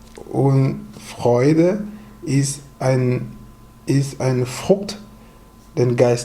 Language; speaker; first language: German; non-native, fluent; French